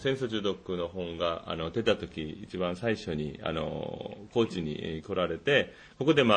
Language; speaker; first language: Japanese; non-native, fluent; Korean